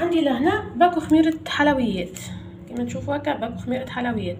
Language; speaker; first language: Arabic; native; Arabic